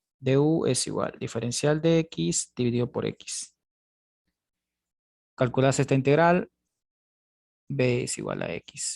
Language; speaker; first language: Spanish; native; Spanish